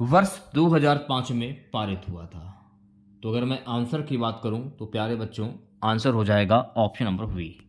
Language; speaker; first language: Hindi; native; Hindi